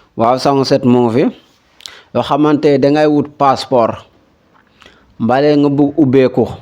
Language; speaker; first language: Wolof; non-native, local second language; Serer